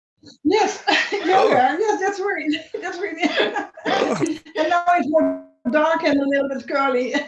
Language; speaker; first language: English; non-native, learner; Dutch